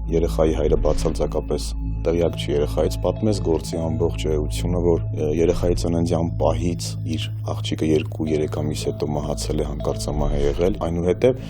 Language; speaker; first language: Armenian; native; Armenian